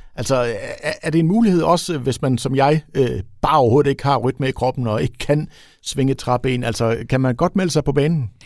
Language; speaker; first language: Danish; native; Danish